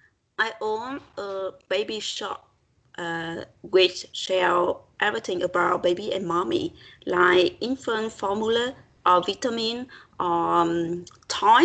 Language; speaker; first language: English; non-native, learner; Vietnamese